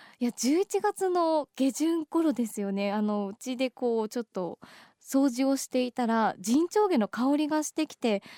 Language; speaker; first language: Japanese; native; Japanese